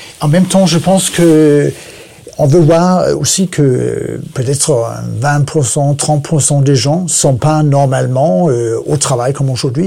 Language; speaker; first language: French; non-native, learner; Danish